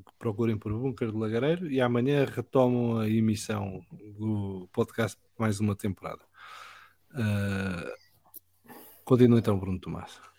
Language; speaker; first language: Portuguese; native; Portuguese